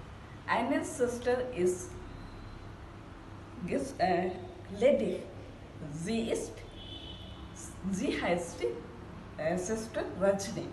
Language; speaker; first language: German; non-native, learner; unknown